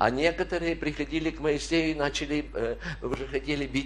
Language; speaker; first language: Polish; non-native, learner; Russian